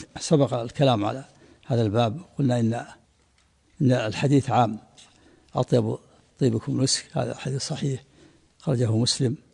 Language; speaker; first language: Arabic; native; Arabic